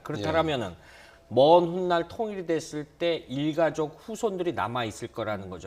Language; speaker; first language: Korean; native; Korean